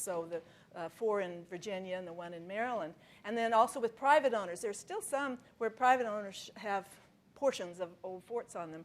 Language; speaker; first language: English; native; English